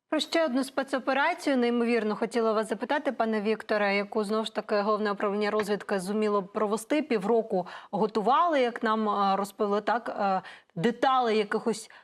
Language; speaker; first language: Ukrainian; native; Ukrainian